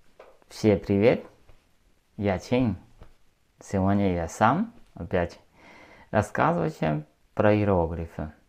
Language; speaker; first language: Russian; non-native, learner; Chinese